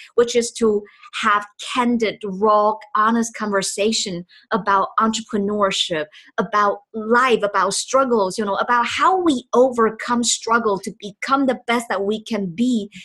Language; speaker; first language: English; non-native, fluent; Chinese